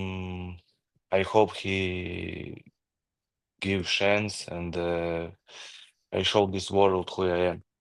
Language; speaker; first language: English; non-native, learner; Ukrainian